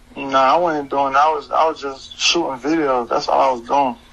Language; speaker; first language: English; early bilingual, other home language; Haitian Creole